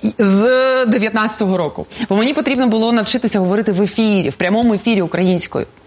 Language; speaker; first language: Ukrainian; non-native, local second language; Russian